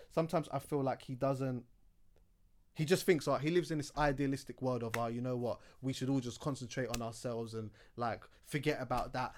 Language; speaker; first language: English; native; English